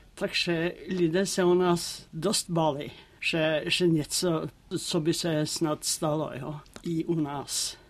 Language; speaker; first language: Czech; non-native, fluent; Norwegian